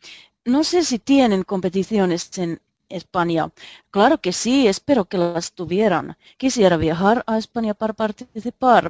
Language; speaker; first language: Spanish; non-native, learner; Finnish